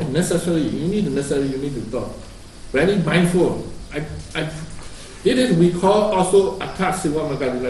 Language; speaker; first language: English; non-native, learner; Burmese